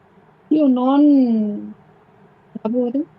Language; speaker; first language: Italian; non-native, learner; Bangla